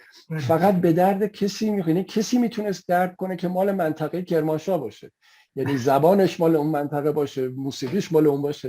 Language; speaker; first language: Persian; native; Persian